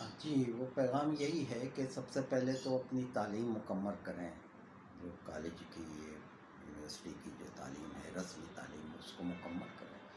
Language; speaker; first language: Urdu; native; Urdu